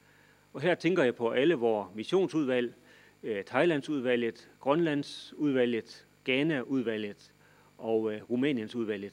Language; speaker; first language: Danish; native; Danish